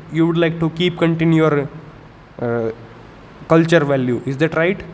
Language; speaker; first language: English; non-native, local second language; Hindi